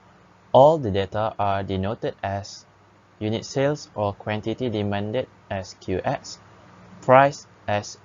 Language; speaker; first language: English; non-native, local second language; Malay